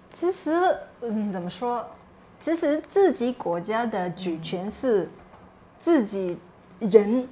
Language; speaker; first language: Chinese; non-native, fluent; Japanese